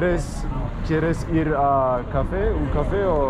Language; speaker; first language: Spanish; non-native, learner; Turkish